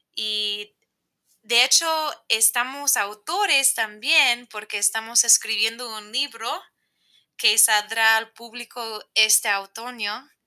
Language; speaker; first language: Spanish; non-native, fluent; English